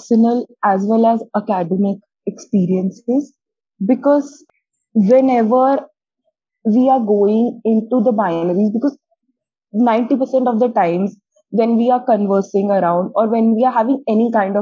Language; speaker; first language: English; non-native, local second language; Hindi